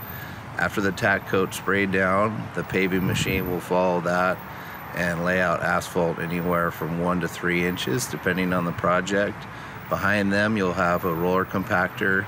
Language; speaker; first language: English; native; English